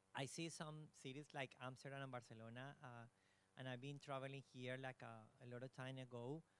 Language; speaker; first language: English; non-native, learner; Spanish